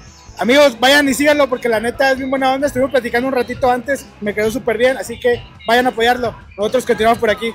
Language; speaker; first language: Spanish; native; Spanish